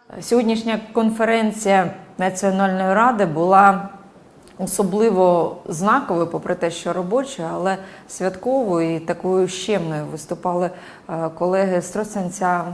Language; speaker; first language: Ukrainian; native; Ukrainian